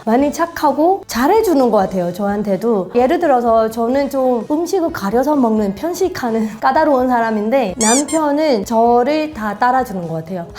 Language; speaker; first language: Korean; non-native, fluent; Burmese